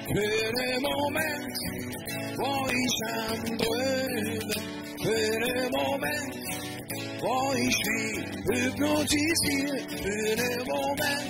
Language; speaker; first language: German; native; German